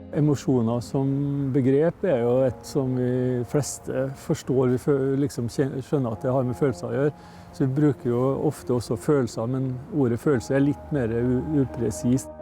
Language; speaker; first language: Norwegian; native; Norwegian